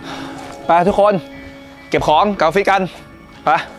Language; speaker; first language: Thai; native; Thai